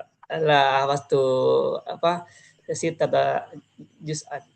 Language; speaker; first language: Arabic; non-native, learner; Indonesian